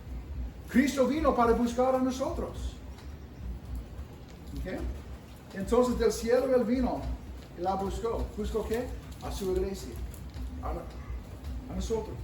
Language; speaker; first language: Spanish; non-native, fluent; English